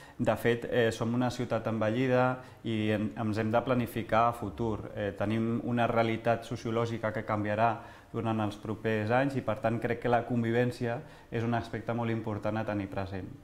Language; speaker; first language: Catalan; non-native, local second language; Spanish